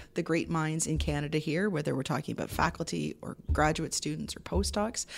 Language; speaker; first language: English; native; English